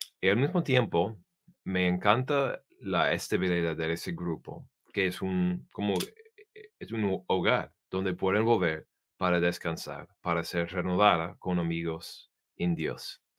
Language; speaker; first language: Spanish; non-native, learner; English